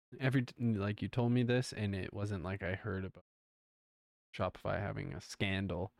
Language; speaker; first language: English; native; English